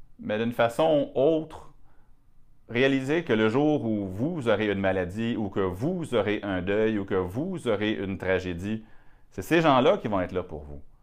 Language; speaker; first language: French; native; French